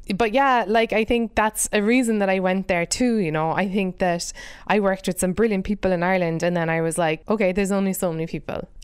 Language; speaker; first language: English; native; English